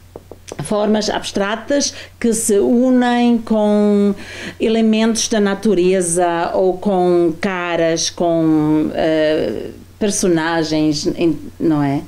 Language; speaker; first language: Portuguese; non-native, fluent; German